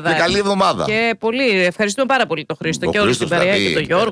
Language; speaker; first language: Greek; native; Greek